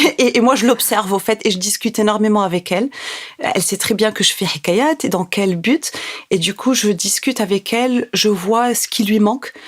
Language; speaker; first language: French; non-native, local second language; Arabic